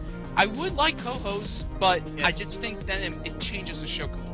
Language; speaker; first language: English; native; English